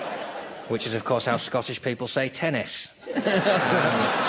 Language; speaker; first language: English; native; English